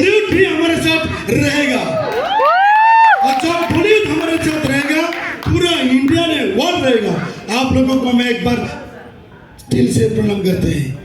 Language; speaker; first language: Hindi; non-native, local second language; Assamese